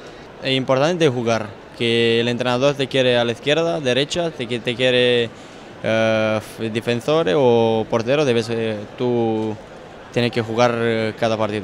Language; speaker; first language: Spanish; non-native, fluent; Romanian